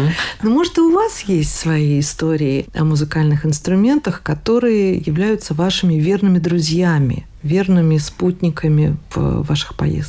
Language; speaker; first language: Russian; native; Russian